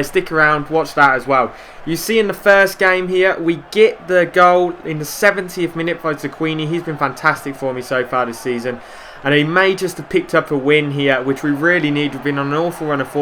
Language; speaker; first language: English; native; English